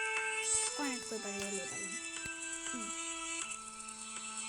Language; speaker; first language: Finnish; non-native, learner; Estonian